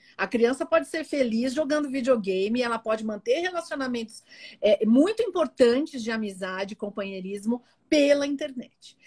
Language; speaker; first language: Portuguese; native; Portuguese